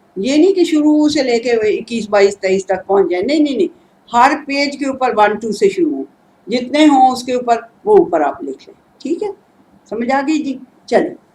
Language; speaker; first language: Urdu; native; Urdu